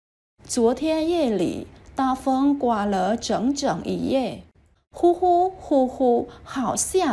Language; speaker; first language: Chinese; non-native, learner; Vietnamese